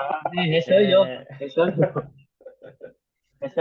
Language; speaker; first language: Korean; non-native, learner; Indonesian